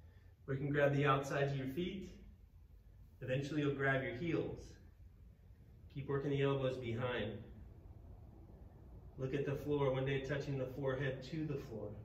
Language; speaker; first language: English; native; English